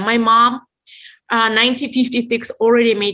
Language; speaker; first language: English; non-native, fluent; Uzbek